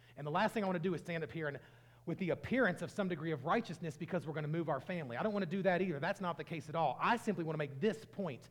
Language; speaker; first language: English; native; English